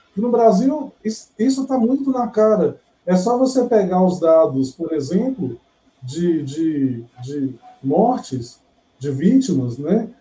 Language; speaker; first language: Portuguese; native; Portuguese